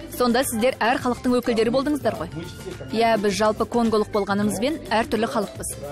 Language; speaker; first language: Kazakh; non-native, local second language; Russian